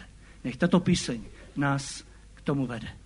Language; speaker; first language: Czech; native; Czech